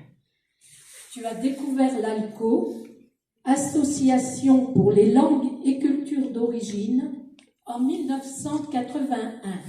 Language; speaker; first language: French; native; French